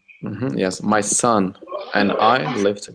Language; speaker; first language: English; non-native, fluent; Russian